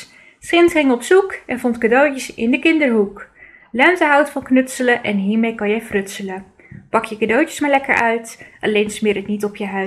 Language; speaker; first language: Dutch; native; Dutch